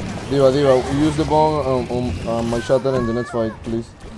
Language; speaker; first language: English; non-native, learner; Spanish